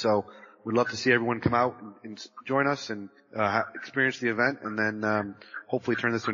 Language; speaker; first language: English; native; English